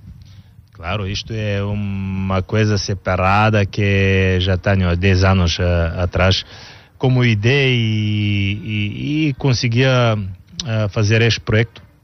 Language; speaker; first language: Portuguese; non-native, learner; Bulgarian